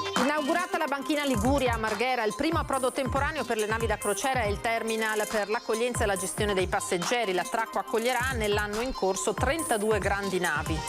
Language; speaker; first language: Italian; native; Italian